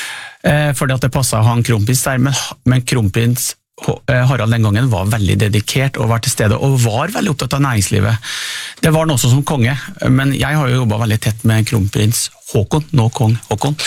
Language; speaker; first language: Norwegian; native; Norwegian